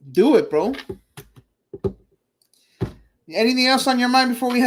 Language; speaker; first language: English; native; English